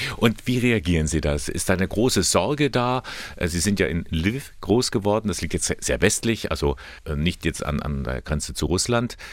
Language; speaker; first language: German; native; German